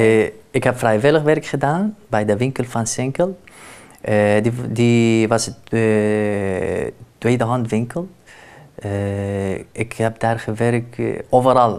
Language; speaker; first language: Dutch; non-native, learner; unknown